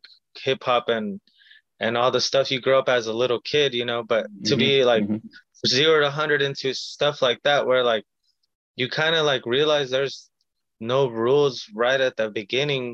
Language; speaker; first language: English; early bilingual, other home language; Spanish